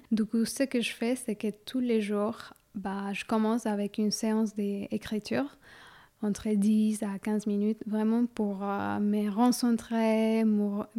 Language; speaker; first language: French; non-native, fluent; Spanish